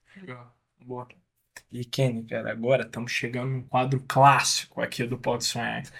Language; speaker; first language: Portuguese; native; Portuguese